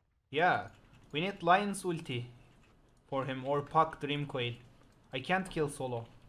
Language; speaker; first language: English; non-native, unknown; Turkish